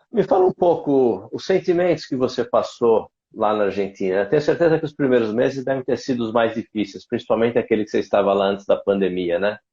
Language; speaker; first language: Portuguese; native; Portuguese